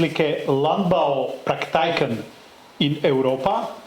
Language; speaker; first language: Dutch; non-native, learner; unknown